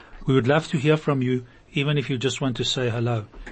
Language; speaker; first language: English; native; English